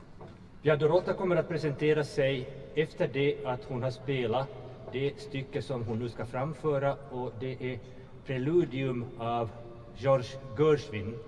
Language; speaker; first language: Swedish; native; Swedish